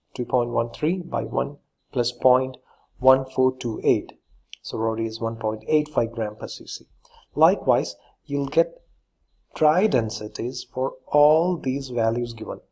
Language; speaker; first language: English; non-native, local second language; Malayalam